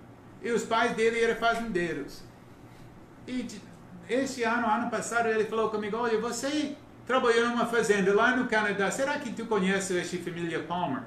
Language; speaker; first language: Portuguese; non-native, learner; English